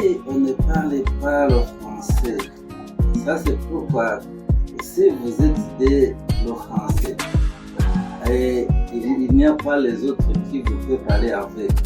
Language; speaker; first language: French; non-native, learner; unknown